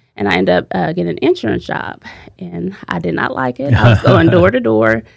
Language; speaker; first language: English; native; English